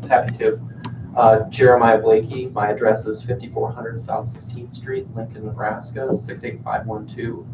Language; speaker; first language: English; native; English